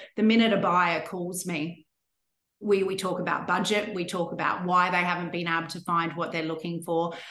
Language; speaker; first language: English; native; English